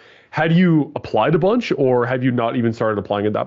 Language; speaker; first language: English; native; English